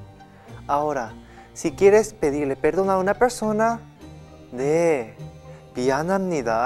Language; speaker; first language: Spanish; non-native, fluent; Korean